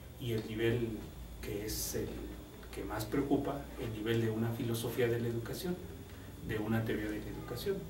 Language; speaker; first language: Spanish; native; Spanish